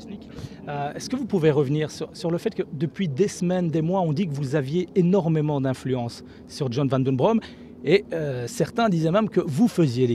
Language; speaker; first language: French; native; French